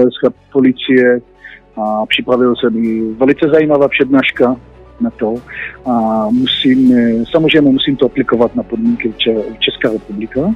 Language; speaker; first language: Czech; non-native, learner; Hebrew